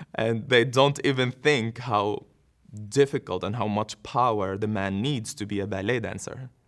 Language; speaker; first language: English; non-native, fluent; Arabic